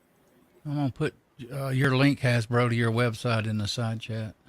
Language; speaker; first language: English; native; English